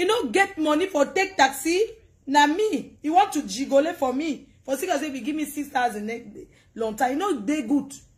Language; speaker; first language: English; non-native, local second language; French